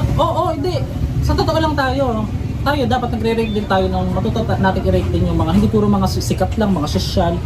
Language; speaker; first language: Filipino; native; Filipino